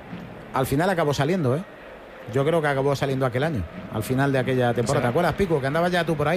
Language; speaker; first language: Spanish; native; Spanish